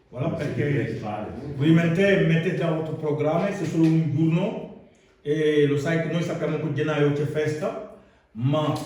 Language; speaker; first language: Italian; non-native, learner; Wolof